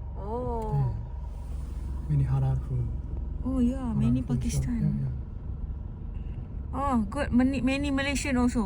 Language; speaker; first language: English; non-native, learner; Malay